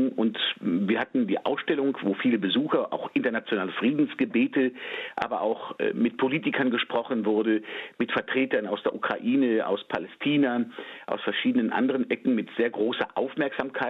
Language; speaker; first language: German; native; German